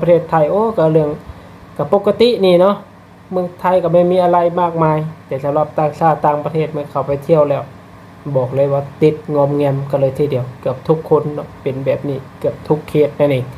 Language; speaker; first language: Thai; non-native, local second language; Lao